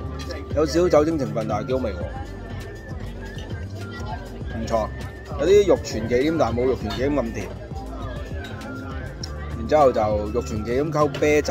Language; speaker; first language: Cantonese; native; Cantonese